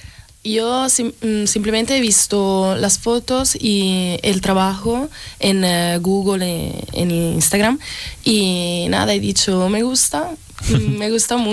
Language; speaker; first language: Spanish; non-native, learner; Italian